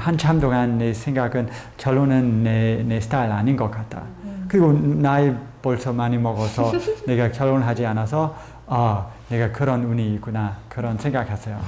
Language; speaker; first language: Korean; non-native, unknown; English